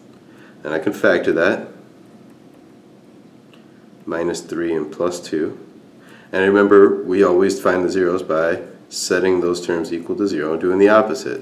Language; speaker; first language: English; native; English